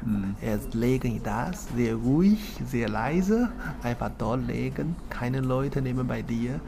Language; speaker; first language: German; non-native, learner; Chinese